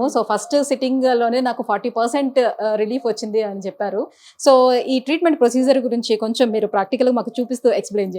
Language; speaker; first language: Telugu; native; Telugu